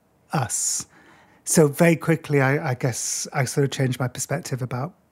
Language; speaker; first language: English; native; English